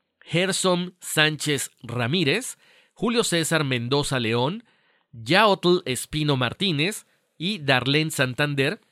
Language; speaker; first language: Spanish; native; Spanish